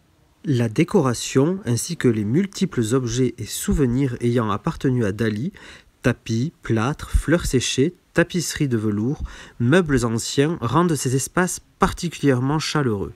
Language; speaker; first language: French; native; French